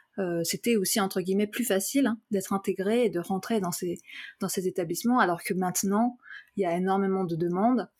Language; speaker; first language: French; native; French